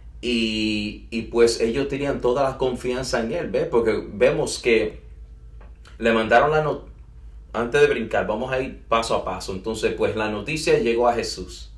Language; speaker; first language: Spanish; early bilingual, heritage; English